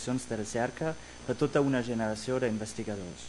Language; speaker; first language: Catalan; non-native, fluent; German